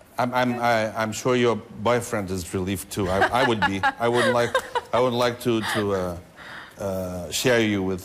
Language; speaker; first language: English; non-native, fluent; Portuguese